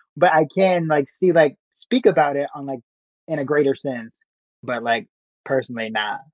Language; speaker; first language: English; native; English